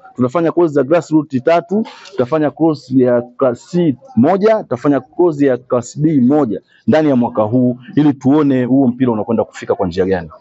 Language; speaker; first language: Swahili; native; Swahili